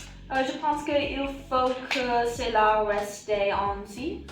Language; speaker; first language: French; non-native, learner; English